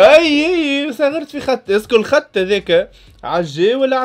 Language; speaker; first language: Arabic; native; Arabic